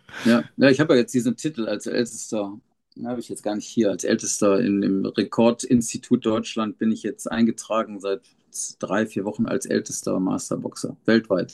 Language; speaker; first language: German; native; German